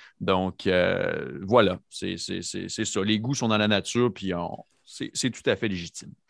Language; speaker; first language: French; native; French